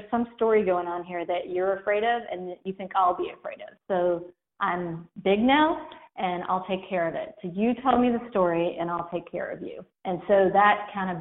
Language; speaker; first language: English; native; English